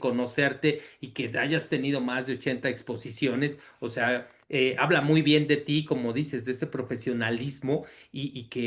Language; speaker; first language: Spanish; native; Spanish